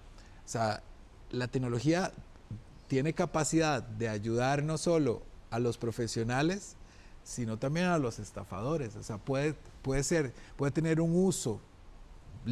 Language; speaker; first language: Spanish; native; Spanish